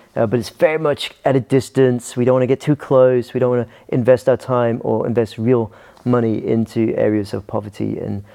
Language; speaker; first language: English; native; English